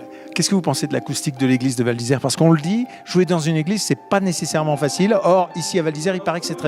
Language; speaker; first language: French; native; French